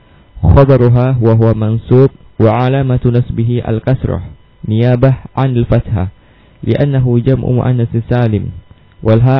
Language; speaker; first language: Arabic; non-native, learner; Indonesian